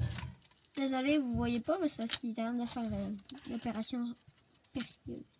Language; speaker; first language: French; native; French